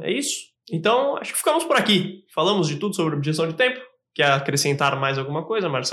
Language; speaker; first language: Portuguese; native; Portuguese